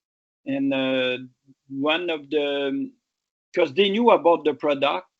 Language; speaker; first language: English; non-native, local second language; French